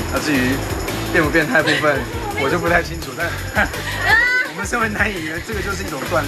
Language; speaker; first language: Chinese; native; Chinese